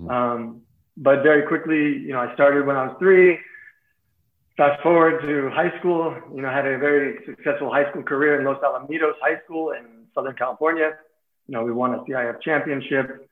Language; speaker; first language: English; native; English